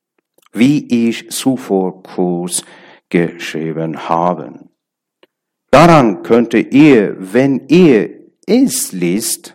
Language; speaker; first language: German; non-native, learner; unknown